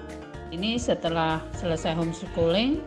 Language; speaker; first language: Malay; non-native, local second language; Javanese